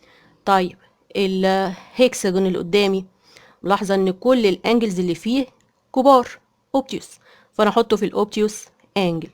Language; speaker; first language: Arabic; native; Arabic